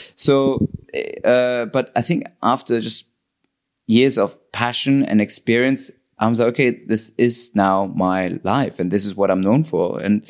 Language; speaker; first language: English; non-native, fluent; German